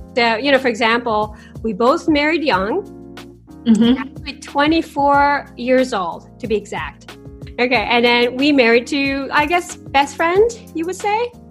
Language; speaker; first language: English; non-native, fluent; Japanese